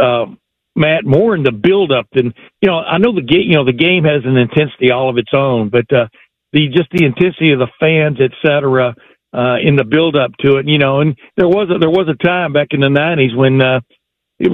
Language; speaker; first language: English; native; English